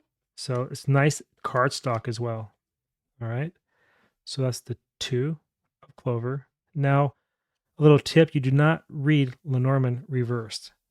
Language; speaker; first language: English; native; English